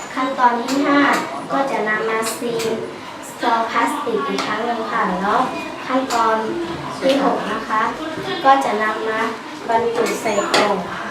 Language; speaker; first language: Thai; non-native, local second language; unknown